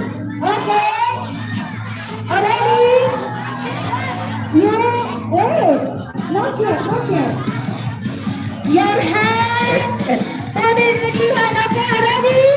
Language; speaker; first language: English; non-native, learner; Indonesian